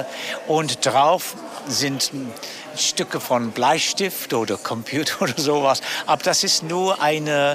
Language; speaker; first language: German; non-native, fluent; English